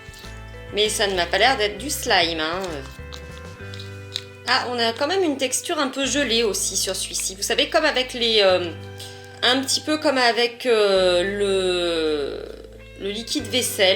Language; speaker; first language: French; native; French